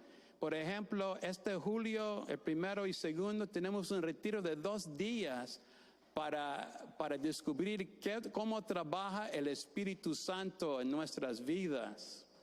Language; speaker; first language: Spanish; non-native, fluent; English